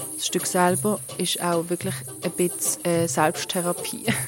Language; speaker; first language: German; native; German